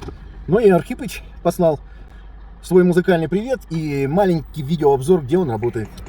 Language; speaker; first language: Russian; native; Russian